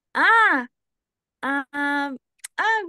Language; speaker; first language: French; non-native, learner; Spanish